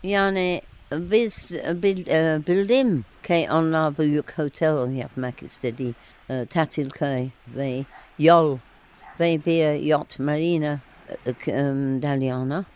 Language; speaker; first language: Turkish; non-native, learner; English